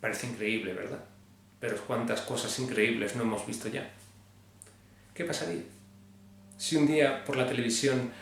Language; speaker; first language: Spanish; native; Spanish